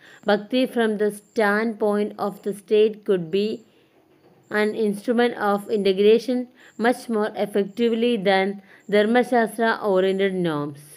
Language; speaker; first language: English; non-native, local second language; Malayalam